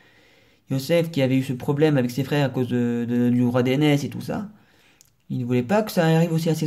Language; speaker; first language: French; native; French